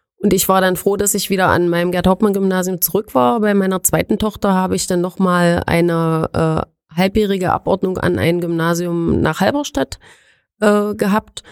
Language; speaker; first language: German; native; German